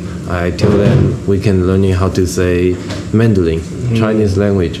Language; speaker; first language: English; non-native, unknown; Chinese